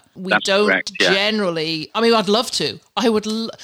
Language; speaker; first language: English; native; English